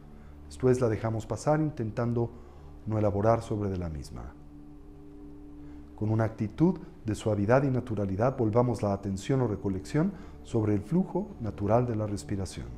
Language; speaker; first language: Spanish; native; Spanish